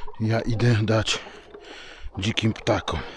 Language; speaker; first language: Polish; native; Polish